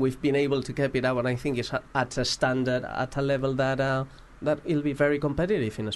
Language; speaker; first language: English; non-native, fluent; Spanish